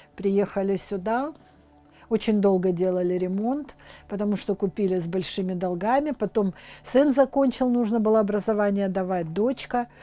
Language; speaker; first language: Russian; native; Russian